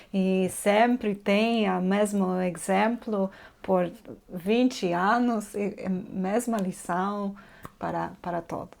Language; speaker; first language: Portuguese; non-native, learner; Polish